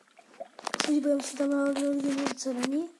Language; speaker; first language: Czech; non-native, learner; Slovak